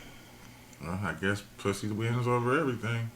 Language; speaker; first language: English; native; English